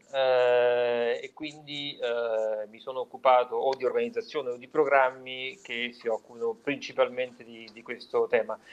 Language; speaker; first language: Italian; native; Italian